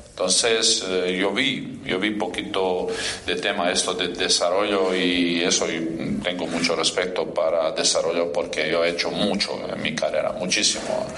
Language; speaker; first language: Spanish; non-native, fluent; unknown